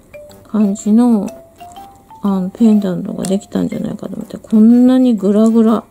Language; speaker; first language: Japanese; native; Japanese